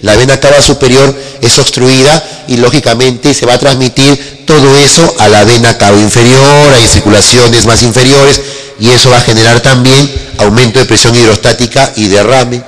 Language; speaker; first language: Spanish; native; Spanish